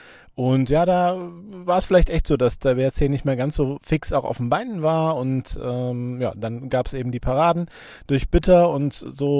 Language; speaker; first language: German; native; German